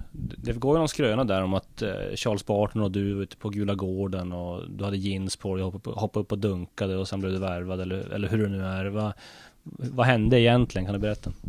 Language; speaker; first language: Swedish; native; Swedish